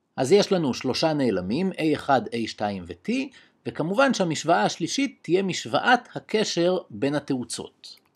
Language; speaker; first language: Hebrew; native; Hebrew